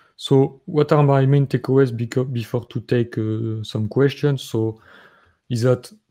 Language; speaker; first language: English; non-native, fluent; French